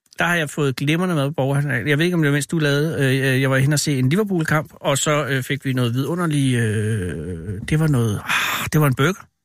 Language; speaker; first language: Danish; native; Danish